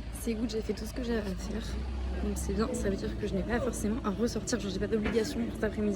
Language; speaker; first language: French; native; French